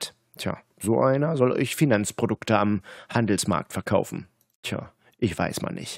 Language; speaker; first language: German; native; German